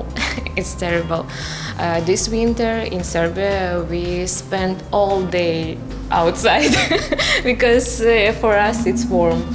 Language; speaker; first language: English; non-native, learner; Russian